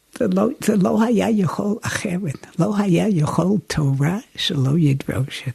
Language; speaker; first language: Hebrew; non-native, fluent; English